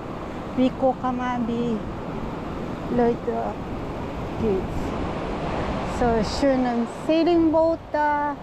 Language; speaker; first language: German; non-native, learner; Filipino